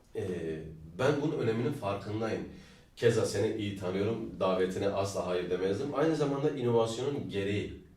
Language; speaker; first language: Turkish; native; Turkish